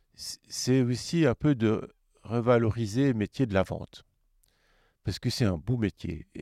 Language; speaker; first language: French; native; French